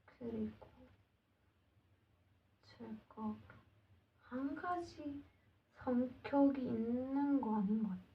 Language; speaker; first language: Korean; non-native, learner; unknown